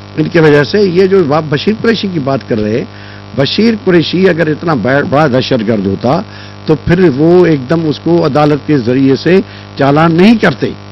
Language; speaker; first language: Urdu; non-native, local second language; Sindhi